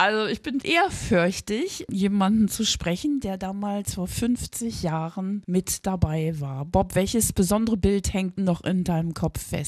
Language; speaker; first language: German; native; German